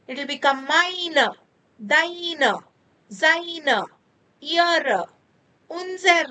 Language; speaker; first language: German; non-native, learner; Tamil